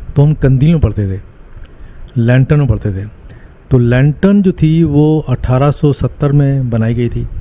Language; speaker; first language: Hindi; native; Hindi